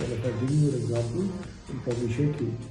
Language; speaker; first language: English; non-native, local second language; Hindi